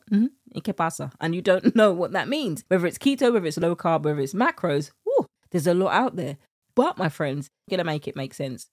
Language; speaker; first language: English; native; English